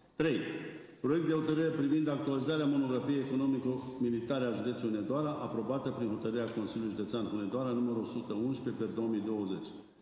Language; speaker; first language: Romanian; native; Romanian